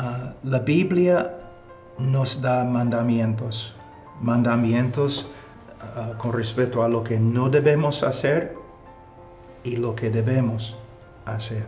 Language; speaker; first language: Spanish; non-native, fluent; English